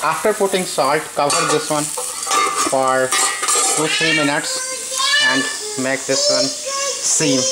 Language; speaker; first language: English; non-native, learner; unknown